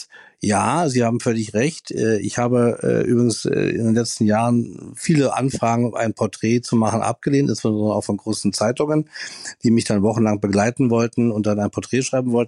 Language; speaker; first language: German; native; German